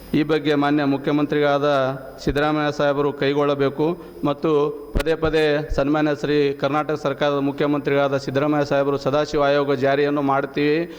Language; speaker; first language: Kannada; non-native, local second language; Lambadi